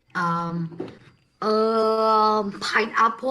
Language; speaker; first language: English; non-native, learner; Vietnamese